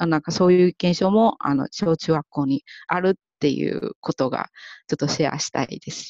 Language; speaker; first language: Japanese; non-native, fluent; Chinese